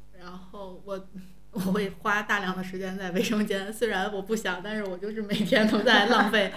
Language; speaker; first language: Chinese; native; Chinese